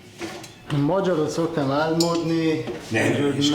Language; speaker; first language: Hungarian; non-native, fluent; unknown